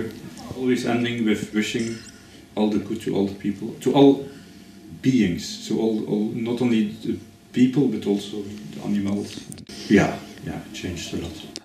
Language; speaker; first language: English; non-native, fluent; Dutch